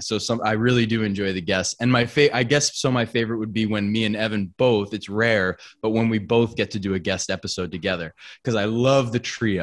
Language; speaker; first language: English; native; English